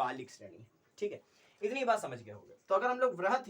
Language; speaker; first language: Hindi; native; Hindi